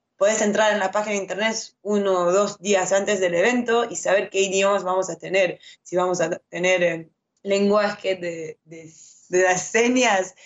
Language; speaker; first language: Spanish; non-native, fluent; French